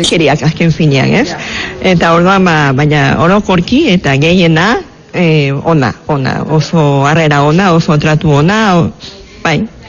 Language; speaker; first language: Basque; non-native, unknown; Spanish